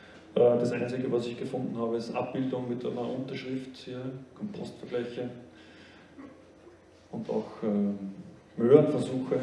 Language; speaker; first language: German; native; German